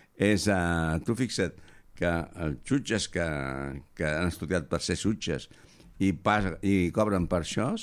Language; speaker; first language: Catalan; native; Catalan